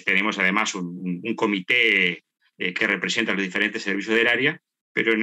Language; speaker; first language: Spanish; native; Spanish